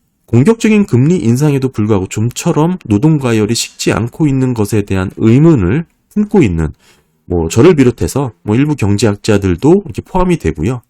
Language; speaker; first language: Korean; native; Korean